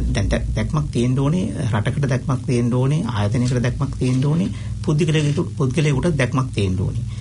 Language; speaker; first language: Sinhala; native; Sinhala